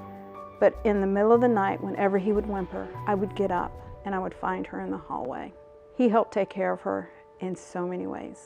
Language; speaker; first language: English; native; English